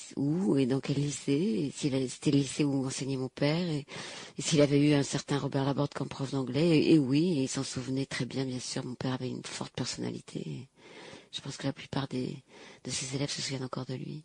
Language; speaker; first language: French; native; French